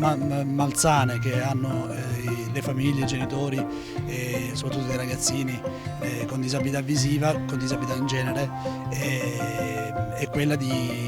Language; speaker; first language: Italian; native; Italian